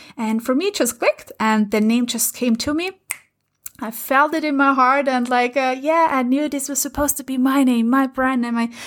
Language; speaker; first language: English; non-native, fluent; German